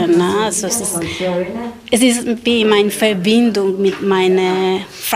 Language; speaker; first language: German; non-native, learner; Spanish